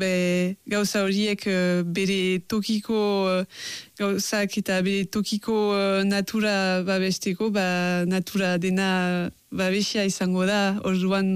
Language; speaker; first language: Basque; non-native, local second language; French